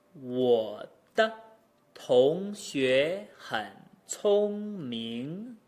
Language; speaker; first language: Chinese; non-native, fluent; English